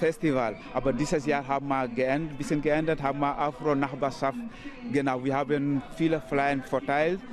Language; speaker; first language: German; non-native, learner; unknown